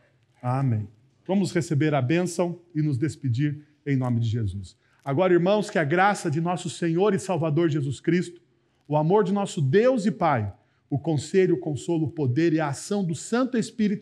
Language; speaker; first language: Portuguese; native; Portuguese